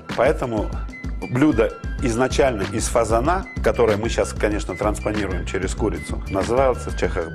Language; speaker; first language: Russian; native; Russian